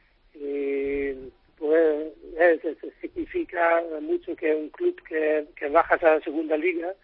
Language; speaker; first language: Spanish; non-native, learner; Dutch